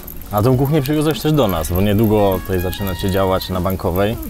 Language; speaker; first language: Polish; native; Polish